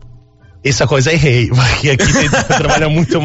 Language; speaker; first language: Portuguese; non-native, fluent; Italian